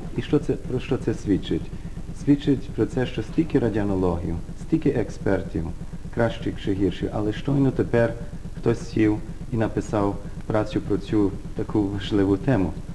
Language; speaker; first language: Ukrainian; early bilingual, heritage; Ukrainian